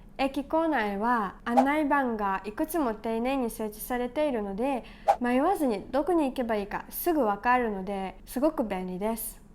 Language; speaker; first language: Japanese; non-native, fluent; Ukrainian